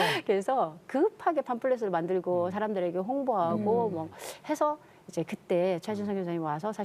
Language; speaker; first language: Korean; native; Korean